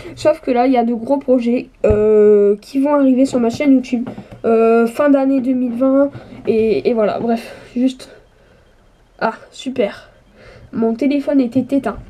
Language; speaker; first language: French; native; French